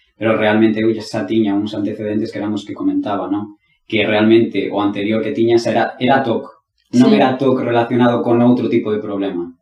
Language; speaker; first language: Galician; non-native, local second language; Spanish